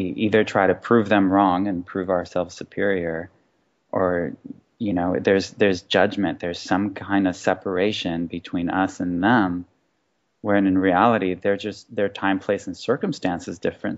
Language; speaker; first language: English; non-native, fluent; Hebrew